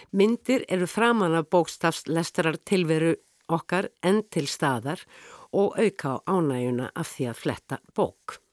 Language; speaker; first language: Icelandic; native; Icelandic